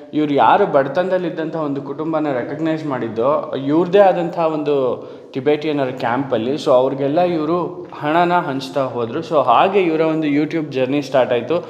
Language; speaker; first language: Kannada; native; Kannada